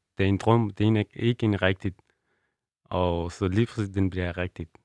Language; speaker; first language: Danish; non-native, learner; Persian